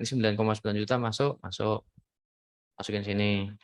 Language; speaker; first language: Indonesian; native; Indonesian